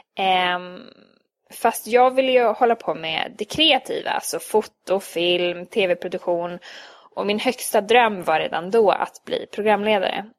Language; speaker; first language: Swedish; early bilingual, other home language; Hungarian